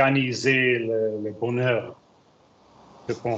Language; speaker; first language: French; non-native, learner; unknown